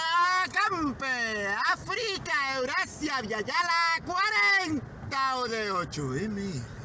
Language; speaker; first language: Spanish; native; Spanish